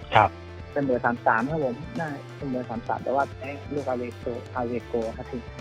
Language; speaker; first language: Thai; native; Thai